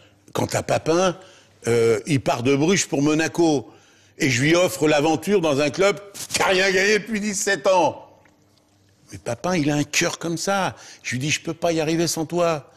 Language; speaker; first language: French; native; French